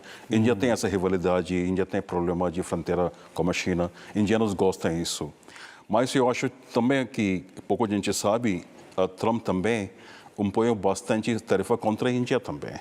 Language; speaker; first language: Portuguese; non-native, fluent; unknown